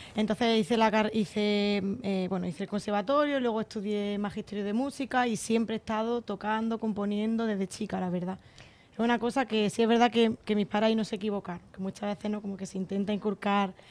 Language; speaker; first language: Spanish; native; Spanish